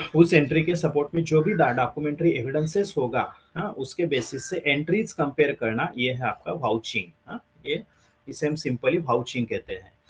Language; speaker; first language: Hindi; non-native, local second language; Marathi